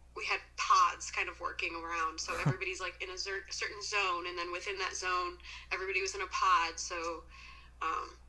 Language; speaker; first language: English; native; English